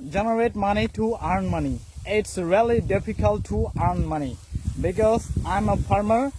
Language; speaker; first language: English; non-native, local second language; Bangla